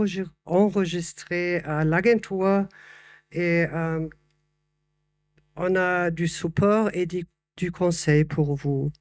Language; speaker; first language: French; non-native, fluent; German